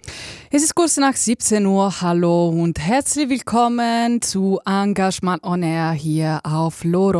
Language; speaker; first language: German; native; German